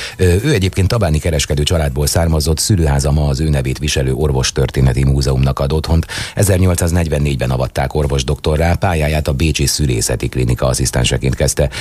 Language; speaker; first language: Hungarian; native; Hungarian